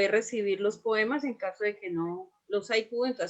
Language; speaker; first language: Spanish; native; Spanish